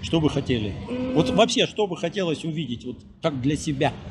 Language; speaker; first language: Russian; native; Russian